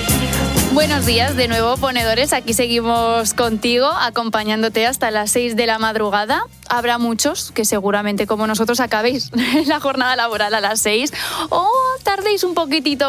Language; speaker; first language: Spanish; native; Spanish